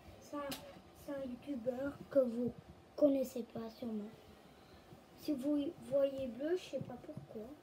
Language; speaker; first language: French; native; French